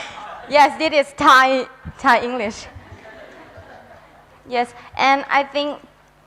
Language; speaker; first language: English; non-native, learner; Thai